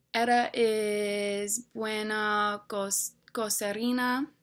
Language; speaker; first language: Spanish; non-native, learner; English